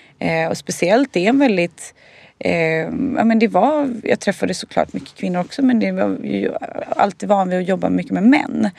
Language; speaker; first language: Swedish; early bilingual, other home language; Bosnian